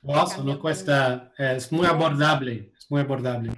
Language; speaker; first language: Spanish; non-native, fluent; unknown